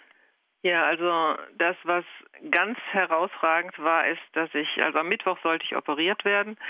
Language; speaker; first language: German; native; German